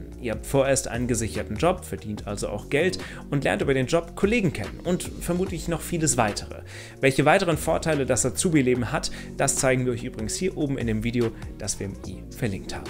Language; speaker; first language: German; native; German